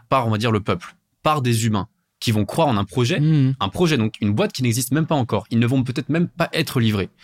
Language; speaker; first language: French; native; French